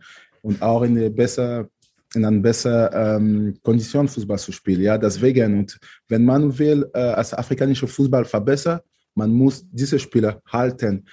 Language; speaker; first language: German; non-native, fluent; French